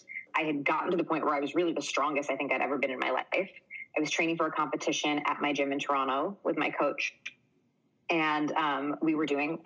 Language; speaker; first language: English; native; English